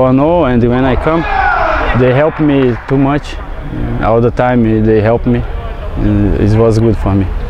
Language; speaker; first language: English; non-native, learner; Portuguese